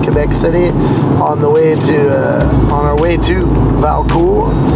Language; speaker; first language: English; native; English